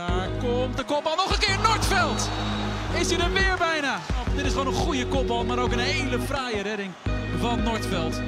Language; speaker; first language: Dutch; native; Dutch